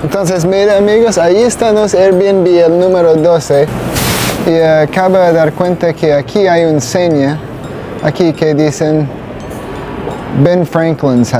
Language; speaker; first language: Spanish; non-native, learner; English